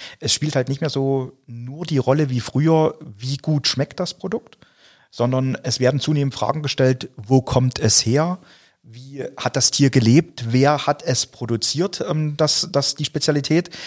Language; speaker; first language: German; native; German